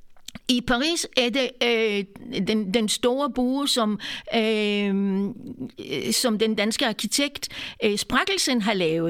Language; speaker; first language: Danish; non-native, fluent; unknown